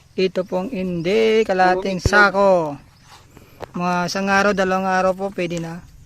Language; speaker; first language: Filipino; non-native, local second language; Hiligaynon